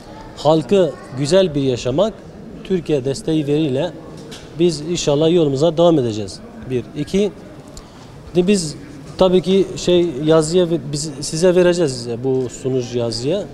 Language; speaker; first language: Turkish; non-native, learner; Kurdish